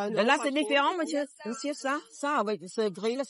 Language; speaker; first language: French; non-native, fluent; Vietnamese